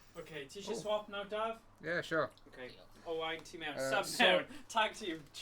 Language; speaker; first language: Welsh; non-native, local second language; English